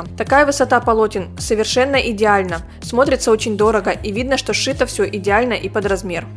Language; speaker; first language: Russian; native; Russian